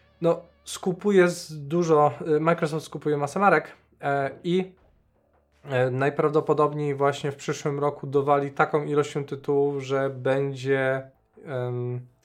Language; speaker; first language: Polish; native; Polish